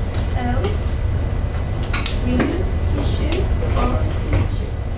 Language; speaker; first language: English; non-native, learner; Arabic